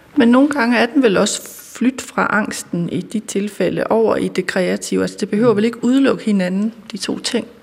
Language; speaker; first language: Danish; native; Danish